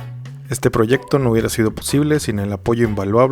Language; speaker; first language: Spanish; native; Spanish